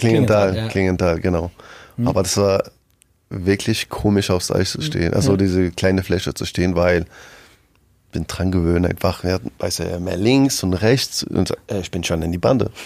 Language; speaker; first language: German; non-native, fluent; French